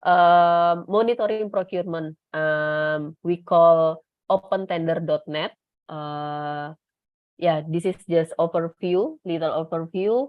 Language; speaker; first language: English; non-native, learner; Indonesian